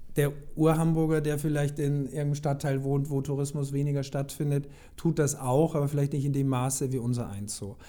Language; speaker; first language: German; native; German